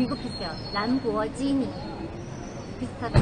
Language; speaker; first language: Korean; non-native, fluent; Chinese